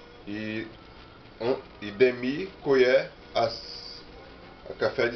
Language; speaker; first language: French; non-native, learner; Portuguese